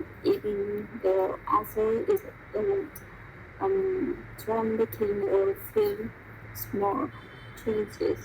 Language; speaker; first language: English; non-native, learner; Vietnamese